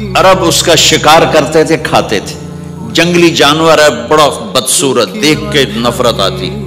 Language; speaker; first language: Urdu; non-native, local second language; Punjabi